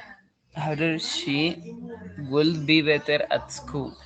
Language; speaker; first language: English; non-native, learner; Spanish